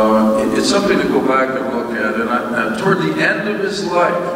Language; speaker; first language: English; native; English